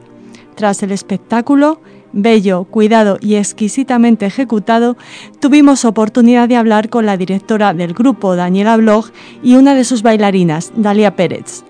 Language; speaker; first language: Spanish; native; Spanish